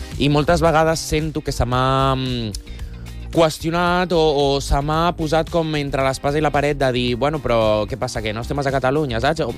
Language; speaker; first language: Catalan; non-native, local second language; Spanish